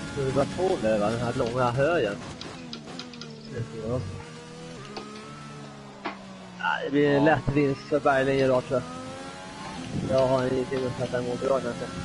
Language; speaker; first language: Swedish; native; Swedish